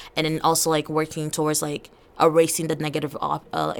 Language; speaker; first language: English; early bilingual, other home language; Portuguese